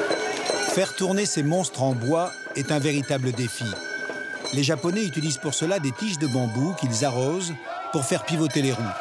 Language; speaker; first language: French; native; French